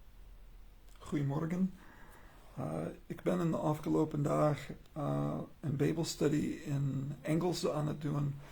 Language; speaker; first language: Dutch; non-native, learner; English